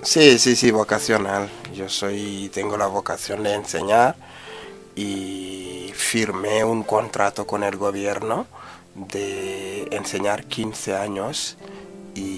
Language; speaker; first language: Spanish; non-native, fluent; Wolof